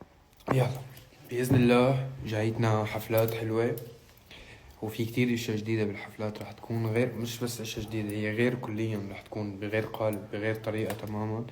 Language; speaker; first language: Arabic; native; Arabic